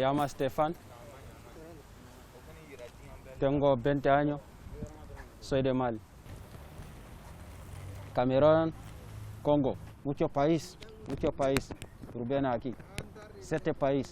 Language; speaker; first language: Spanish; non-native, learner; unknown